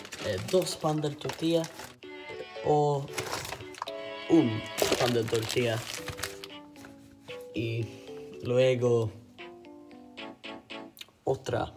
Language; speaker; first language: Spanish; non-native, learner; Swedish